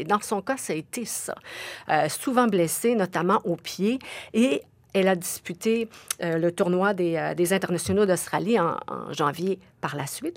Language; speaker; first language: French; native; French